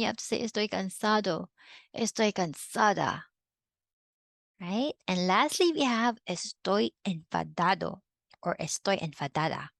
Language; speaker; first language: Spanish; non-native, fluent; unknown